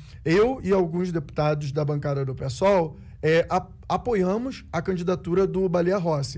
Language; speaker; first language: Portuguese; native; Portuguese